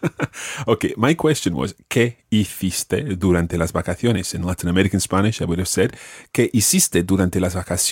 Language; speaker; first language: Spanish; non-native, fluent; English